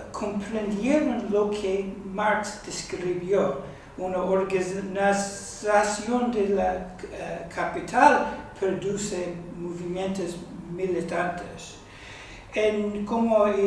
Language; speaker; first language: Spanish; non-native, fluent; English